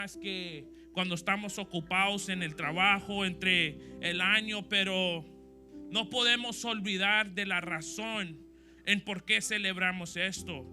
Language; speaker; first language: Spanish; early bilingual, heritage; Spanish